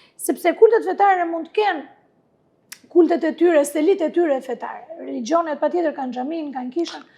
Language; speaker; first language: Albanian; non-native, local second language; Greek